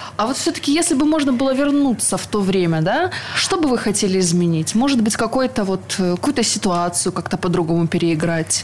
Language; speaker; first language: Russian; native; Russian